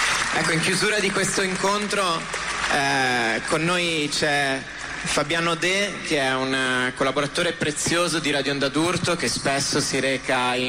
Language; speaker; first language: Italian; native; Italian